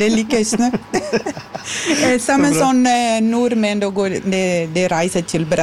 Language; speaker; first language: Norwegian; non-native, learner; Portuguese